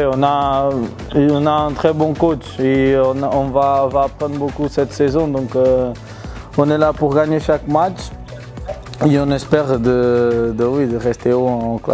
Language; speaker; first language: French; non-native, fluent; Portuguese